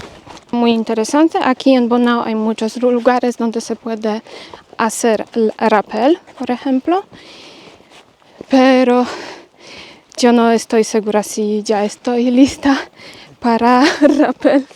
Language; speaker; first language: Spanish; non-native, learner; Polish